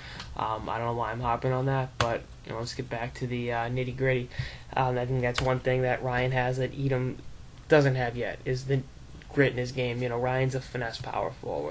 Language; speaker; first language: English; native; English